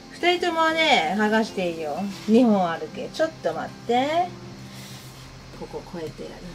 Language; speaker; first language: Japanese; early bilingual, heritage; Japanese